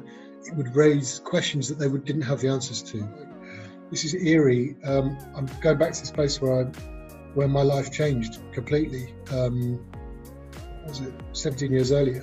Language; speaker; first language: English; native; English